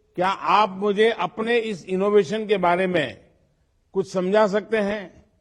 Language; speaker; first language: Hindi; non-native, local second language; Gujarati